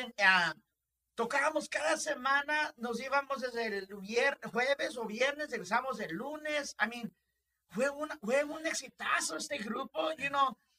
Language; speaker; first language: Spanish; early bilingual, heritage; Spanish